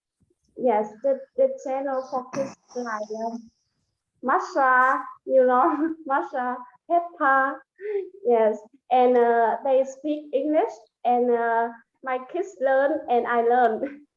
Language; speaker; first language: English; non-native, learner; Vietnamese